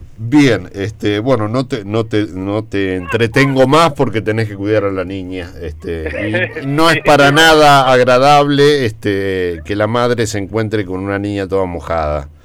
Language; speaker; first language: Spanish; native; Spanish